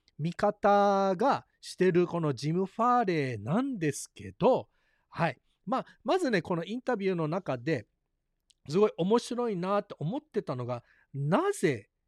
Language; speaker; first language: Japanese; early bilingual, heritage; Japanese